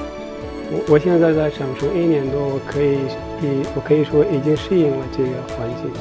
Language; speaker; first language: Chinese; non-native, learner; Arabic